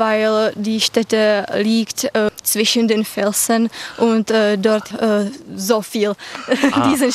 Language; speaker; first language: German; non-native, fluent; Czech